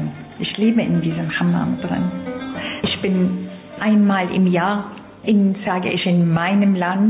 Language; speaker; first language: German; non-native, fluent; Arabic